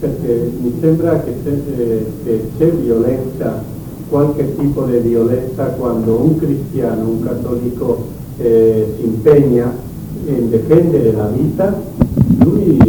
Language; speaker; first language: Italian; non-native, learner; Spanish